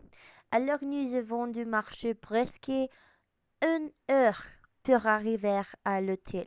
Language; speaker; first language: French; non-native, learner; Spanish